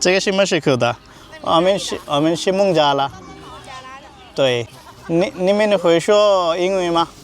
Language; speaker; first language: Chinese; non-native, learner; Bangla